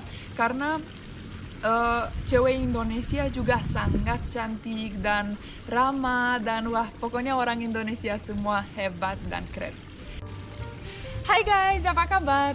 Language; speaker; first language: Indonesian; non-native, fluent; Romanian